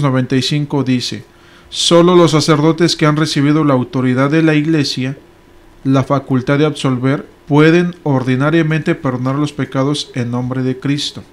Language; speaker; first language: Spanish; native; Spanish